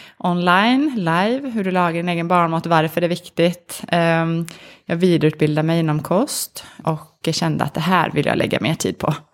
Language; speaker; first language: Swedish; native; Swedish